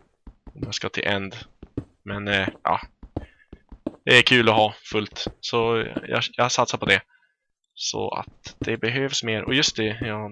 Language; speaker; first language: Swedish; native; Swedish